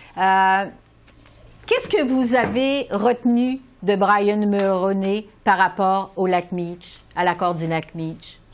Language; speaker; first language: French; native; French